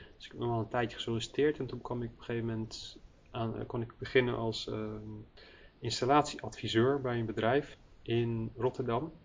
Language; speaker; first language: Dutch; early bilingual, heritage; Dutch